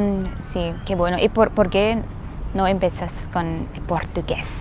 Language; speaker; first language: Spanish; non-native, learner; English